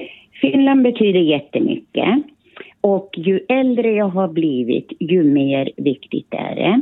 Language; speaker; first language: Swedish; early bilingual, other home language; Finnish